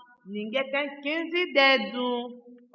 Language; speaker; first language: Portuguese; non-native, learner; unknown